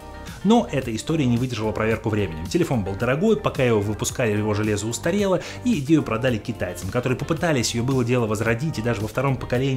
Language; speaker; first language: Russian; native; Russian